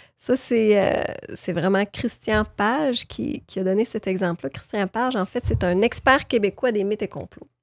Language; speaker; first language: French; native; French